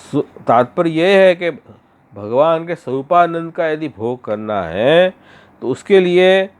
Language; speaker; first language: Hindi; non-native, local second language; Gujarati